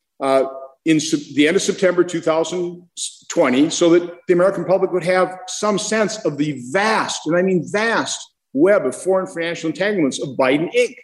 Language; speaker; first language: English; native; English